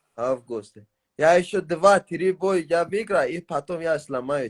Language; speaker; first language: Russian; non-native, learner; Tajik